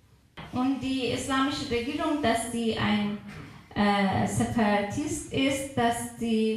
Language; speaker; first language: German; non-native, fluent; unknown